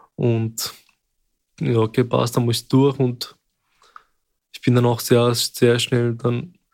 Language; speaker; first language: German; early bilingual, other home language; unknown